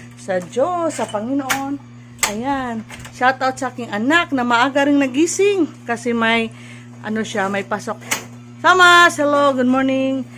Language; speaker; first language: Filipino; non-native, local second language; Cebuano